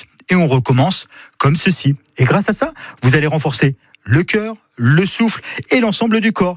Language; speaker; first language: French; native; French